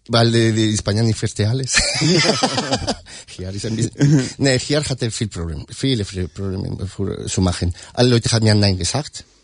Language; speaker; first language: German; non-native, learner; Spanish